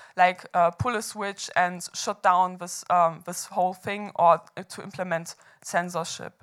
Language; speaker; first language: English; non-native, fluent; German